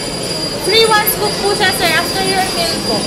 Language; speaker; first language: Filipino; native; Filipino